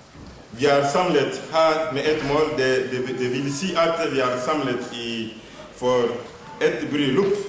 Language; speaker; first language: Swedish; non-native, learner; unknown